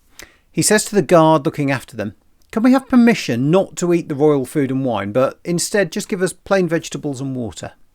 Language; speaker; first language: English; native; English